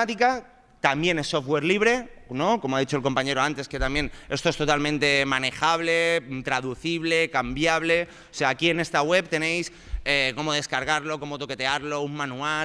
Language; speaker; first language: Spanish; native; Spanish